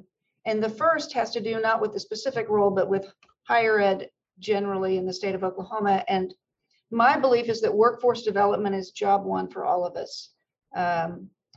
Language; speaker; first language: English; native; English